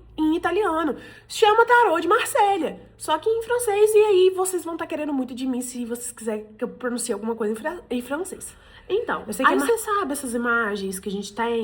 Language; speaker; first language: Portuguese; native; Portuguese